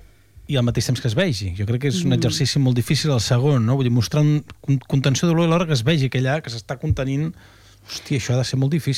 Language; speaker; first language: Catalan; native; Catalan